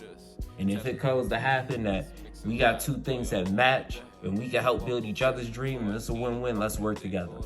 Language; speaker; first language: English; native; English